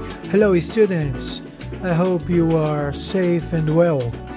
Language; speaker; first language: English; non-native, fluent; Portuguese